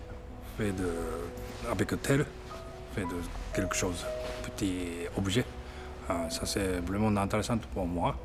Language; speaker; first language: French; non-native, learner; Japanese